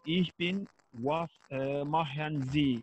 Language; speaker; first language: German; non-native, learner; Turkish